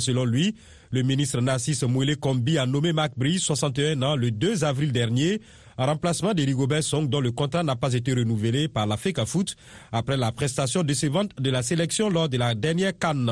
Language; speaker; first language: French; non-native, local second language; Mossi